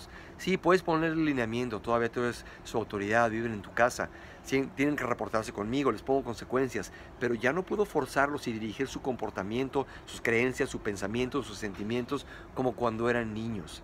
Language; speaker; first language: Spanish; native; Spanish